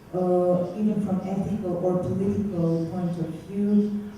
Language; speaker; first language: English; non-native, fluent; Russian